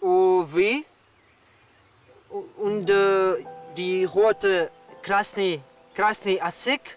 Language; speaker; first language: German; non-native, learner; Kazakh